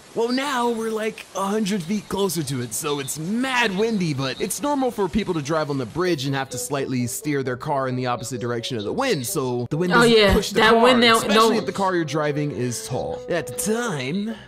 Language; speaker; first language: English; native; English